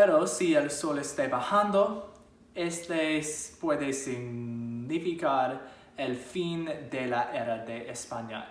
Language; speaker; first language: Spanish; non-native, learner; English